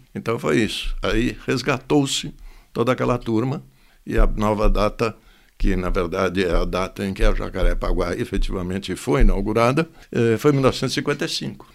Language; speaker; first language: Portuguese; native; Portuguese